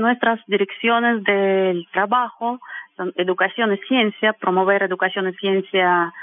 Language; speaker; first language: Spanish; non-native, fluent; Russian